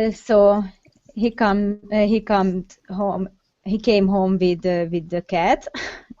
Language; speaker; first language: English; non-native, learner; Hungarian